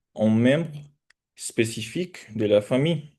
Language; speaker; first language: French; non-native, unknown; Spanish